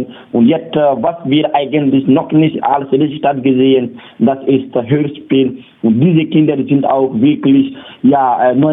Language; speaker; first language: German; non-native, learner; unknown